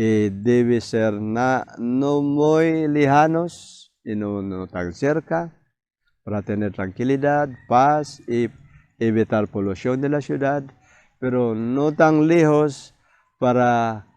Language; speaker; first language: Spanish; non-native, fluent; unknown